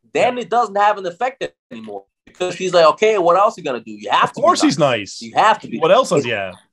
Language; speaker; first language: English; non-native, fluent; German